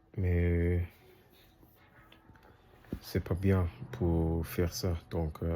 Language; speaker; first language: French; non-native, learner; English